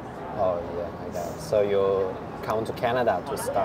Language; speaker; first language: English; non-native, fluent; Chinese